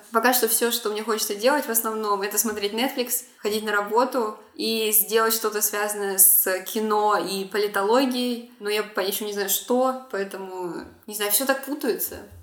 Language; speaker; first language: Russian; native; Russian